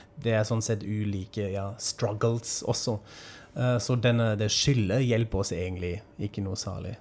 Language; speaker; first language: Norwegian; non-native, fluent; German